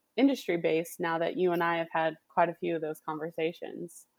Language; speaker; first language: English; native; English